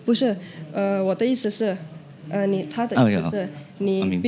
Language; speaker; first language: Chinese; non-native, fluent; Indonesian